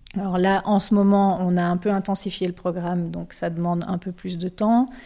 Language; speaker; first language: French; native; French